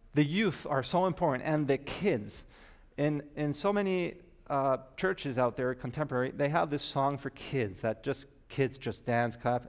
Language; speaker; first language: English; native; English